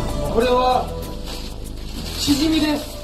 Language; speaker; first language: Japanese; non-native, fluent; Korean